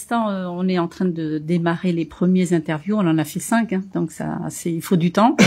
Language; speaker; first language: French; early bilingual, other home language; Portuguese